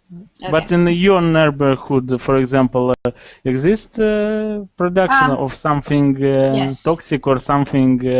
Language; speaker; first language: English; non-native, learner; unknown